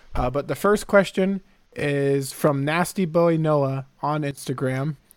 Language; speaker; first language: English; native; English